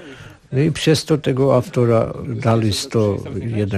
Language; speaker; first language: Polish; non-native, learner; Armenian